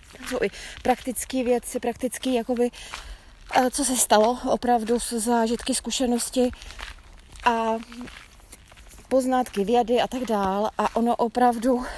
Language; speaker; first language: Czech; native; Czech